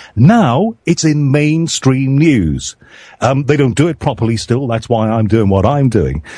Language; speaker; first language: English; native; English